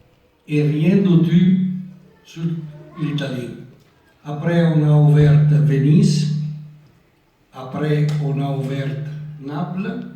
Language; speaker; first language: French; non-native, local second language; Italian